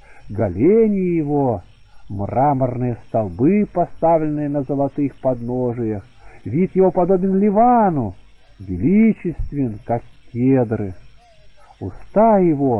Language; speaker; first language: Russian; native; Russian